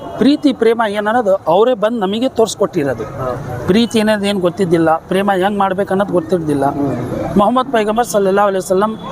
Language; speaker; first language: Kannada; non-native, local second language; Urdu